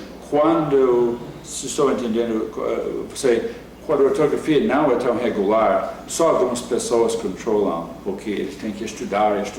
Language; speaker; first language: Portuguese; non-native, fluent; English